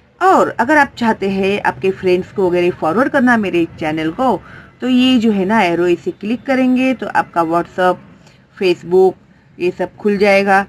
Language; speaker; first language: Hindi; non-native, local second language; Marathi